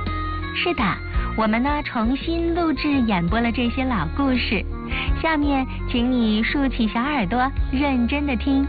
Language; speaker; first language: Chinese; native; Chinese